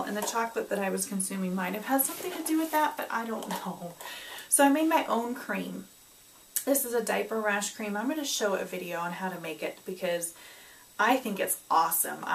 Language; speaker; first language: English; native; English